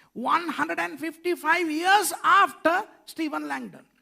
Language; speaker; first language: English; non-native, local second language; Sinhala